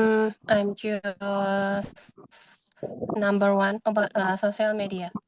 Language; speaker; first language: English; non-native, learner; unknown